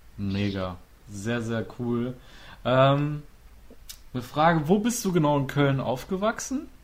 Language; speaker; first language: German; native; German